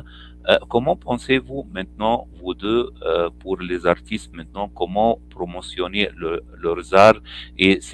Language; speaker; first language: French; non-native, fluent; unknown